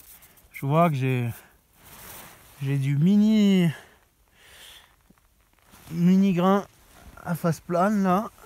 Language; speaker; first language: French; native; French